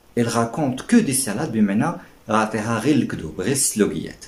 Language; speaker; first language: French; non-native, local second language; Arabic